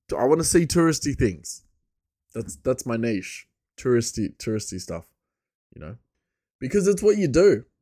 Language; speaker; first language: English; native; English